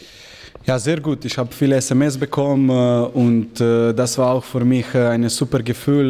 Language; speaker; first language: German; non-native, learner; Slovenian